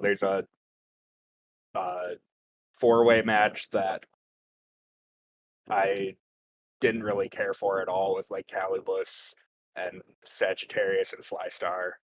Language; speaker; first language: English; native; English